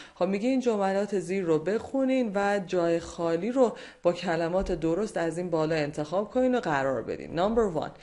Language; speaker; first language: Persian; native; Persian